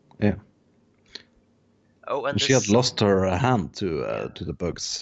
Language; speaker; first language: English; non-native, fluent; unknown